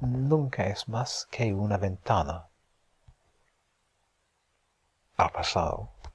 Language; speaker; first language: Spanish; non-native, fluent; English